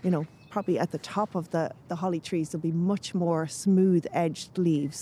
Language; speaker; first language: English; native; English